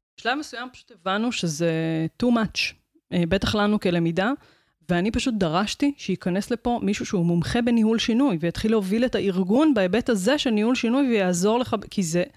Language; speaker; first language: Hebrew; native; Hebrew